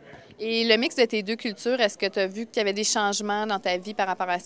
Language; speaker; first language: French; native; French